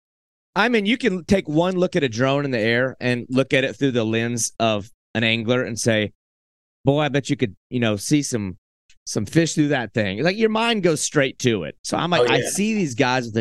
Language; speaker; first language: English; native; English